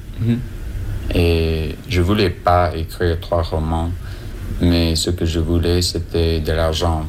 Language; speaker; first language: French; non-native, learner; English